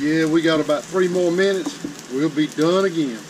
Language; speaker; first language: English; native; English